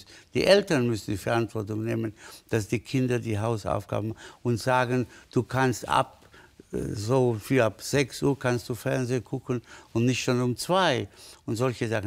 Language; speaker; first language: German; non-native, fluent; Spanish